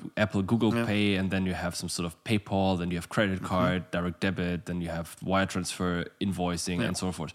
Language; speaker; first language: English; non-native, fluent; German